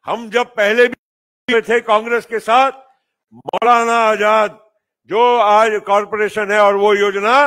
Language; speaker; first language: Hindi; non-native, local second language; Marathi